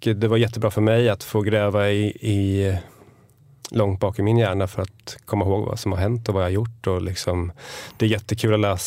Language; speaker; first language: Swedish; native; Swedish